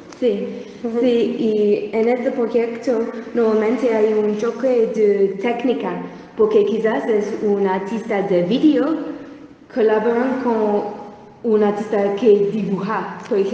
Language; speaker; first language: Spanish; non-native, learner; English